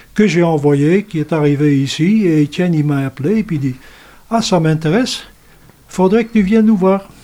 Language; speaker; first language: French; non-native, fluent; Dutch